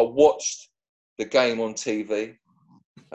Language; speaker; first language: English; native; English